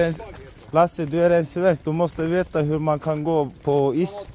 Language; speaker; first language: Swedish; non-native, learner; Turkish